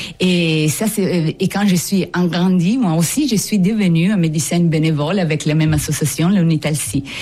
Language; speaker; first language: French; non-native, fluent; Italian